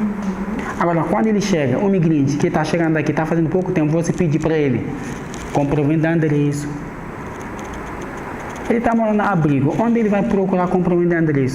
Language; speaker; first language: Portuguese; non-native, learner; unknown